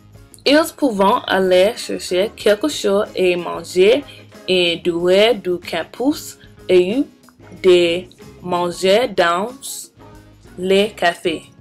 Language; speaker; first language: French; non-native, learner; English